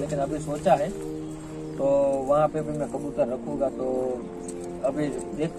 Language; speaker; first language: Hindi; non-native, local second language; Gujarati